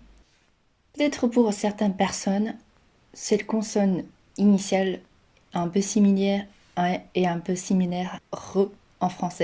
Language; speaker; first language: French; non-native, fluent; Chinese